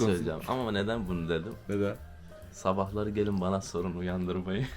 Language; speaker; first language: Turkish; native; Turkish